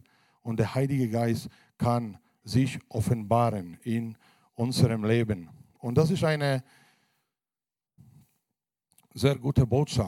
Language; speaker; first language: German; non-native, fluent; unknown